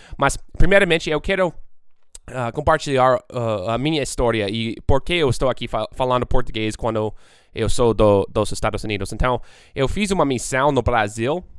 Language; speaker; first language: Portuguese; non-native, fluent; English